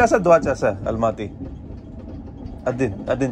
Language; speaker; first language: Russian; non-native, learner; Hindi